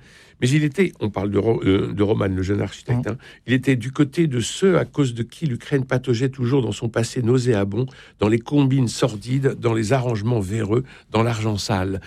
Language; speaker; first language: French; native; French